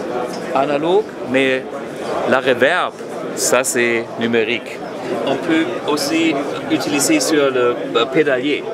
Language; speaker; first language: French; non-native, learner; German